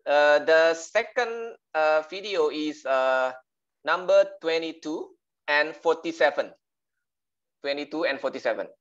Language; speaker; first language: English; non-native, learner; Indonesian